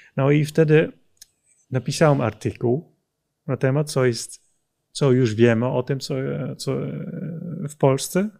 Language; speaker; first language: Polish; non-native, fluent; Dutch